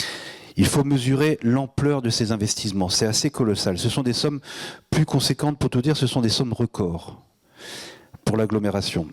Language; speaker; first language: French; native; French